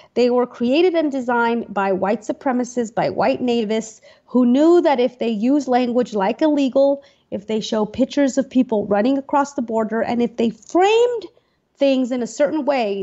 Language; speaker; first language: English; native; English